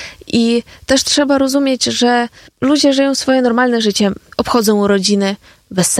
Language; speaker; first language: Polish; non-native, fluent; Ukrainian